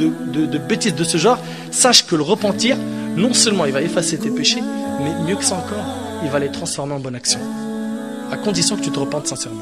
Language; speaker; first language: French; native; French